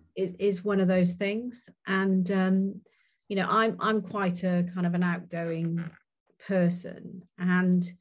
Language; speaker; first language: English; native; English